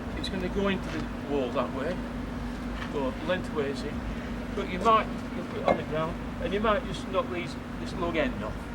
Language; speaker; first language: English; native; English